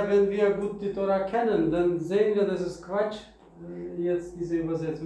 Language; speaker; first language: German; non-native, fluent; Russian